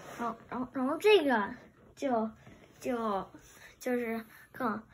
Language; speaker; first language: Chinese; early bilingual, heritage; Chinese